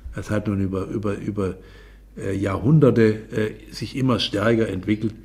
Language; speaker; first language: German; native; German